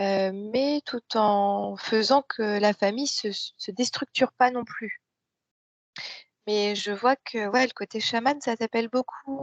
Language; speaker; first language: French; native; French